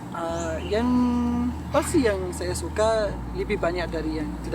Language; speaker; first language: Indonesian; non-native, fluent; Arabic